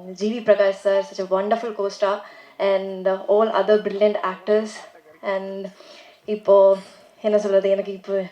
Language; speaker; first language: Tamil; non-native, learner; Malayalam